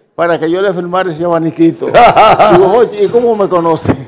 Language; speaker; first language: Spanish; native; Spanish